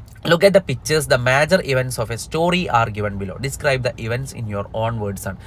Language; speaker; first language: English; non-native, local second language; Malayalam